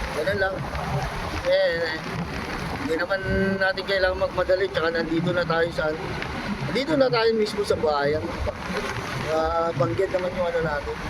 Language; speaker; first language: Filipino; native; Filipino